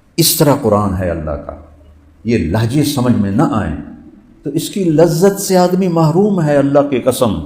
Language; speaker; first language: Urdu; non-native, local second language; Punjabi